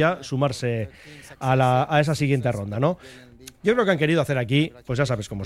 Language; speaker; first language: Spanish; native; Spanish